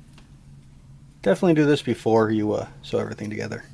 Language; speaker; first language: English; native; English